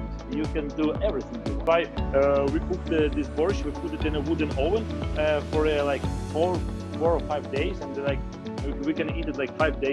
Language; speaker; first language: English; non-native, fluent; Ukrainian